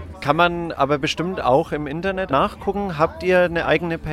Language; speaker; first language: German; native; German